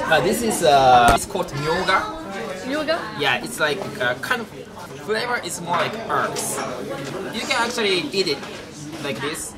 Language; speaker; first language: English; non-native, fluent; Japanese